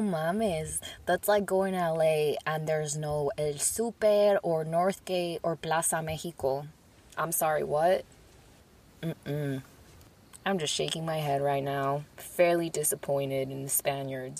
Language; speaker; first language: English; early bilingual, other home language; Spanish